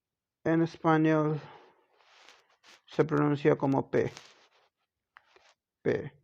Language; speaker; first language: Spanish; non-native, learner; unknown